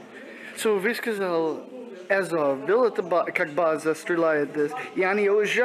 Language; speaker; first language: Russian; non-native, learner; English